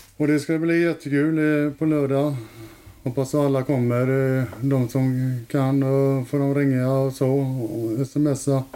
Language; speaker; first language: Swedish; native; Swedish